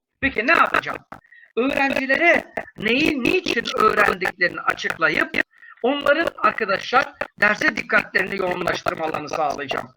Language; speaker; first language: Turkish; native; Turkish